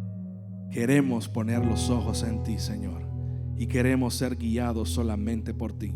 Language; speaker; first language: Spanish; native; Spanish